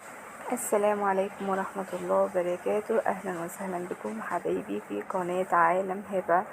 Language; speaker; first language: Arabic; native; Arabic